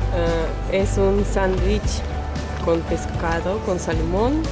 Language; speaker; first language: Spanish; non-native, fluent; Russian